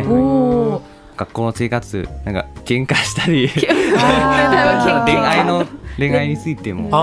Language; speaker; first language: Japanese; non-native, learner; Thai